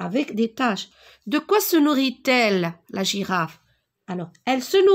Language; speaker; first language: French; non-native, local second language; Arabic